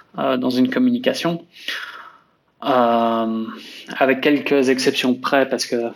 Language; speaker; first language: French; native; French